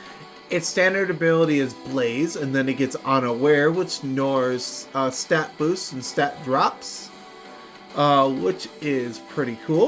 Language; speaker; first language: English; native; English